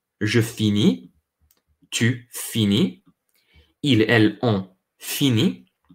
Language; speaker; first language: French; non-native, learner; English